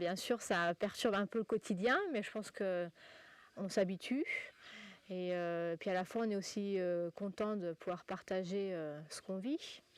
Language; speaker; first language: French; native; French